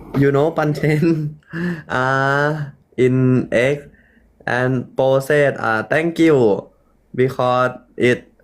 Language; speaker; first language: English; non-native, learner; Thai